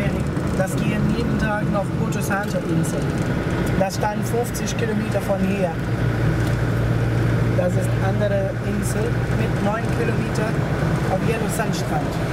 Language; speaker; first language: German; non-native, learner; Portuguese